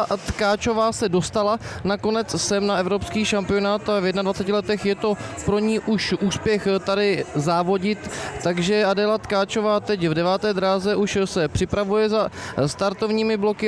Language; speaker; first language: Czech; native; Czech